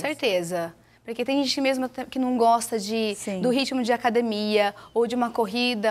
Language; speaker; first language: Portuguese; native; Portuguese